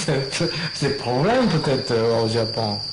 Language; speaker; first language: French; non-native, learner; Japanese